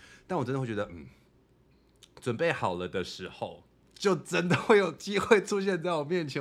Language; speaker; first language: Chinese; non-native, fluent; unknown